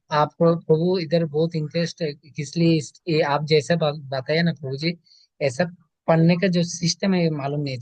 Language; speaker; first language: Hindi; non-native, learner; Bangla